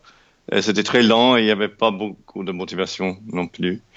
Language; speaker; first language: French; non-native, fluent; English